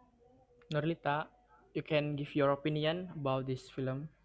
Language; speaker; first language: English; non-native, learner; Indonesian